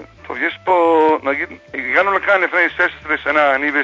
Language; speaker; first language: Hebrew; non-native, fluent; English